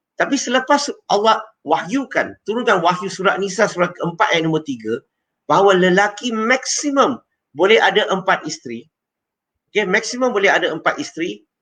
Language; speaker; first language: Malay; non-native, local second language; Chinese